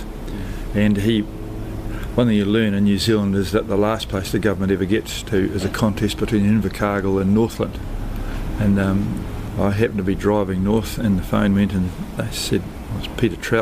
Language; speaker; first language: English; native; English